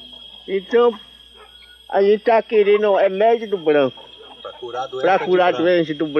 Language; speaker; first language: Portuguese; non-native, local second language; Kayapó